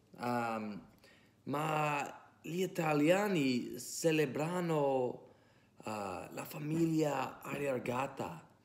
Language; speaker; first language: Italian; early bilingual, heritage; English